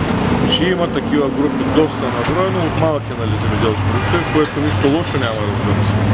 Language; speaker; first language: Bulgarian; native; Bulgarian